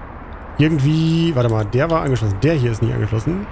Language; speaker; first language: German; native; German